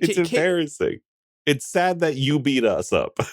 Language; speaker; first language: English; native; English